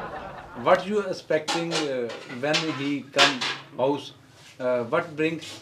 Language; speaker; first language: English; non-native, learner; Punjabi